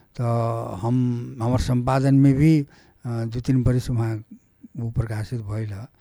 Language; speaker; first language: Bhojpuri; non-native, local second language; Nepali